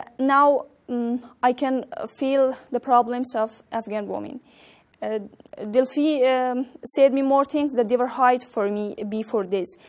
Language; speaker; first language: English; non-native, learner; Persian